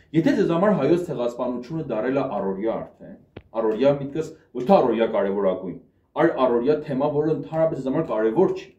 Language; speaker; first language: Armenian; native; Armenian